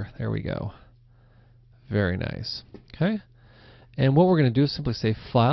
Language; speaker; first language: English; native; English